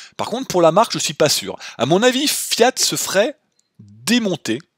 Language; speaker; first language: French; native; French